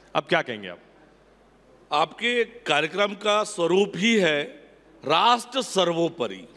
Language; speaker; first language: Hindi; native; Hindi